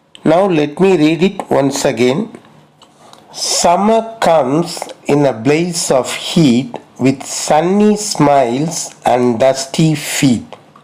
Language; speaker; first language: English; non-native, local second language; Tamil